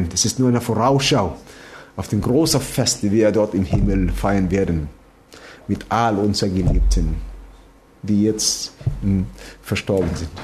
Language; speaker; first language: German; non-native, fluent; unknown